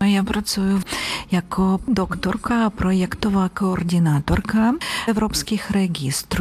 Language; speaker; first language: Czech; non-native, learner; Ukrainian